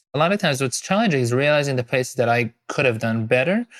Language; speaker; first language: English; non-native, fluent; Hebrew